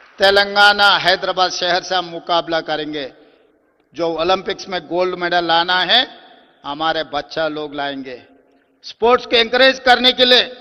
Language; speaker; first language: Hindi; non-native, local second language; Telugu